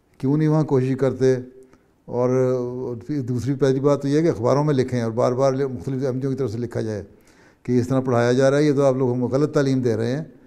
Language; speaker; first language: Urdu; native; Urdu